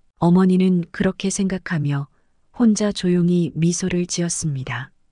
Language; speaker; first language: Korean; native; Korean